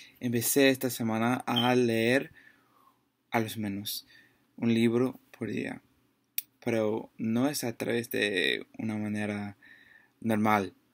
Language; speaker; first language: Spanish; non-native, learner; English